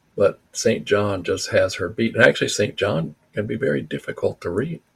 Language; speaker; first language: English; early bilingual, other home language; Spanish